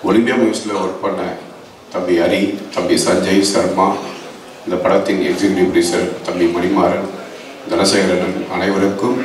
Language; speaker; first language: Tamil; native; Tamil